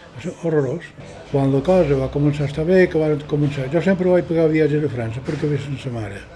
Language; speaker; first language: Catalan; native; Catalan